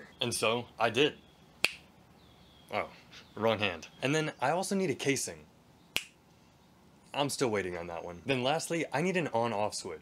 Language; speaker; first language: English; native; English